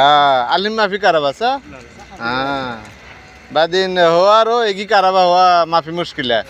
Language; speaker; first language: Arabic; non-native, learner; Bangla